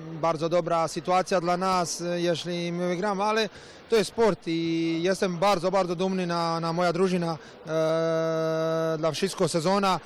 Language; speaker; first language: Polish; non-native, learner; Croatian